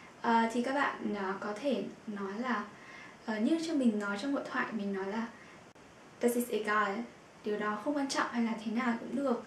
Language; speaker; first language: Vietnamese; native; Vietnamese